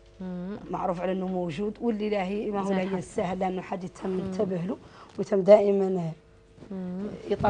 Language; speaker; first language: Arabic; native; Arabic